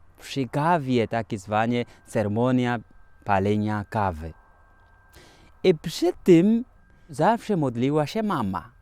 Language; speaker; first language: Polish; non-native, fluent; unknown